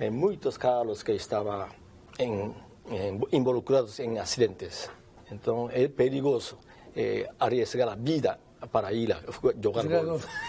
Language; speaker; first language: Portuguese; non-native, learner; Japanese